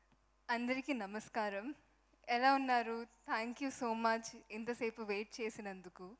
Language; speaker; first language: Telugu; non-native, fluent; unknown